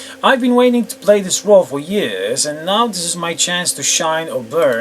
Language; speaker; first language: English; non-native, fluent; Polish